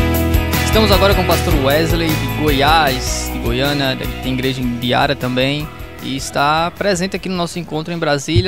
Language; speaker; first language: Portuguese; native; Portuguese